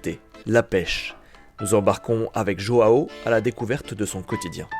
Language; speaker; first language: French; native; French